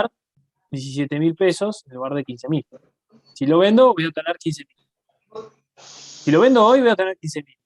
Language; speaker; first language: Spanish; native; Spanish